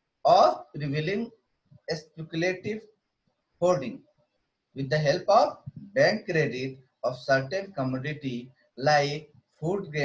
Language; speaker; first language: English; non-native, local second language; Hindi